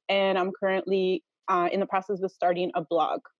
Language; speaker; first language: English; early bilingual, other home language; Spanish